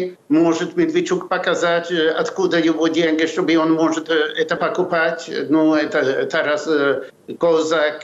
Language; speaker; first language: Russian; non-native, fluent; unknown